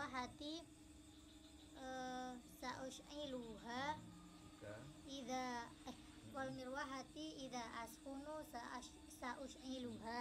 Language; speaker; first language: Arabic; non-native, learner; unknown